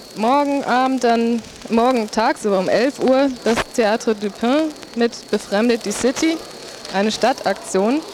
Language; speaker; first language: German; native; German